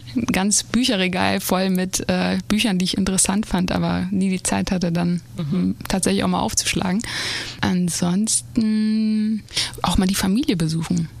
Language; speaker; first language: German; native; German